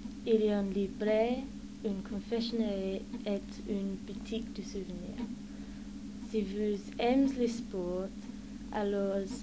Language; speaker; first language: French; non-native, learner; English